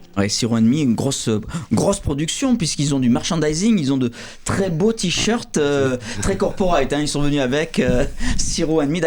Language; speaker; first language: French; native; French